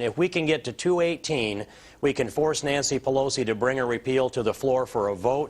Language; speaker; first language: English; native; English